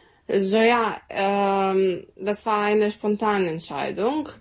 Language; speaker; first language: German; non-native, fluent; Serbian